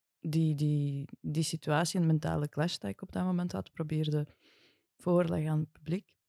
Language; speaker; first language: Dutch; non-native, fluent; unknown